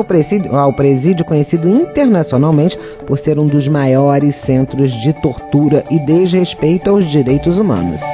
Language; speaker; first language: Portuguese; native; Portuguese